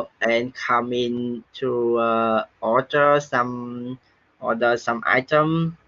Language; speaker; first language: English; non-native, learner; Vietnamese